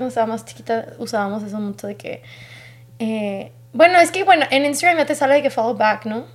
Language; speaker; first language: Spanish; native; Spanish